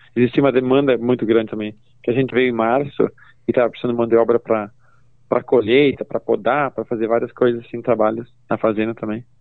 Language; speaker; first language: Portuguese; native; Portuguese